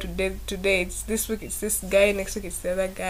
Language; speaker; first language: English; non-native, local second language; Ganda